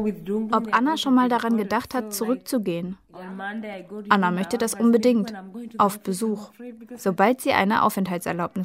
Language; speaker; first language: German; native; German